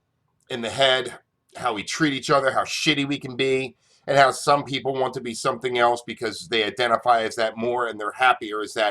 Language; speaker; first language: English; native; English